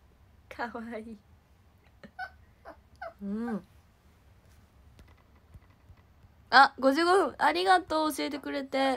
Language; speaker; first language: Japanese; native; Japanese